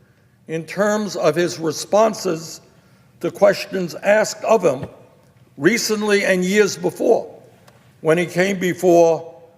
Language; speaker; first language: English; native; English